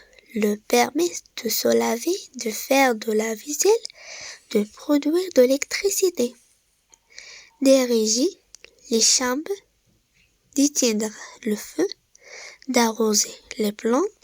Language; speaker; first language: French; non-native, local second language; Arabic